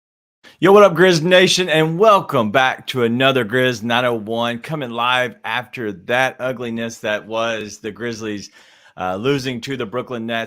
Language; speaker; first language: English; native; English